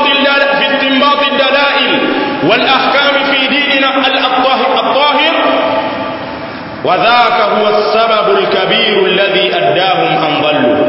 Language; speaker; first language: Arabic; non-native, fluent; Swahili